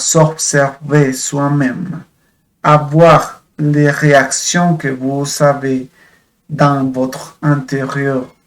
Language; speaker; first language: French; non-native, fluent; Spanish